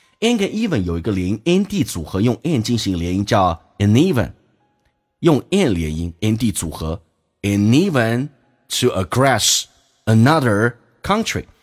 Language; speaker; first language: Chinese; native; Chinese